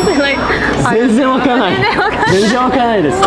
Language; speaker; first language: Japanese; non-native, learner; Korean